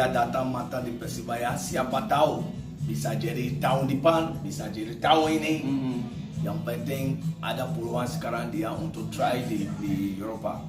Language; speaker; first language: Indonesian; non-native, fluent; English